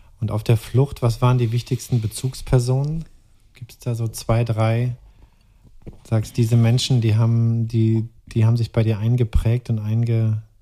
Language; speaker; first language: German; native; German